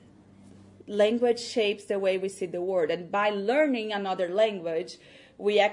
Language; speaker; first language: English; non-native, fluent; Portuguese